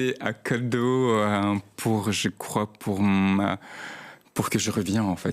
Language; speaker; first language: French; non-native, fluent; Chechen